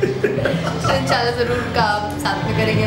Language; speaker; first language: Hindi; native; Hindi